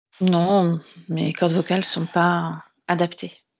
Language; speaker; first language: French; native; French